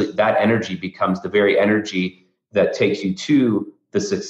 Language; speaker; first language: English; native; English